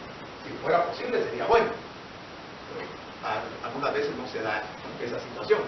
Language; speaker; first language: Spanish; native; Spanish